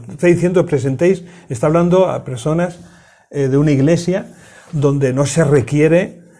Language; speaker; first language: Spanish; native; Spanish